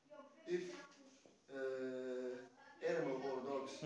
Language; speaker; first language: English; non-native, learner; Turkish